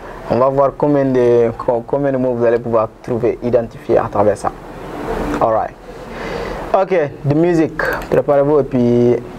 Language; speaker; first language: French; non-native, local second language; Bambara